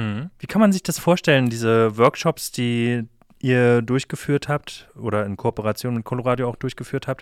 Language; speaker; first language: German; native; German